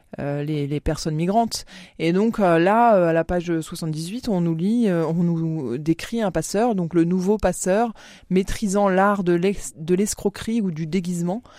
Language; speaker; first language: French; native; French